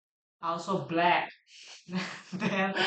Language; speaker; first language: English; non-native, learner; Indonesian